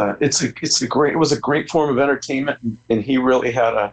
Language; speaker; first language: English; native; English